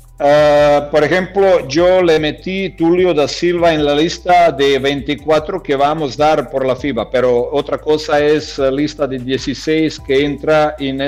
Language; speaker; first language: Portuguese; non-native, learner; Croatian